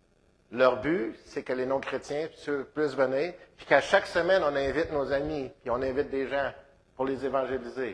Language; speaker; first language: French; native; French